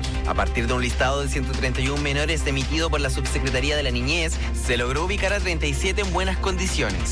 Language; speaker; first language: Spanish; native; Spanish